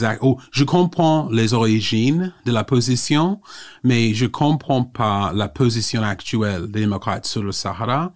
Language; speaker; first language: French; non-native, fluent; English